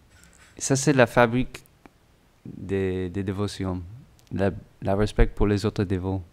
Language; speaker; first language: French; non-native, learner; English